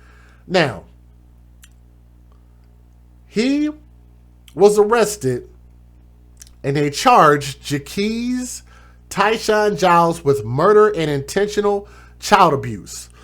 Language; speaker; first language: English; native; English